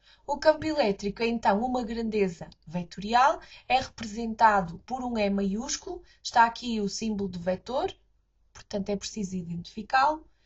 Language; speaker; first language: Portuguese; native; Portuguese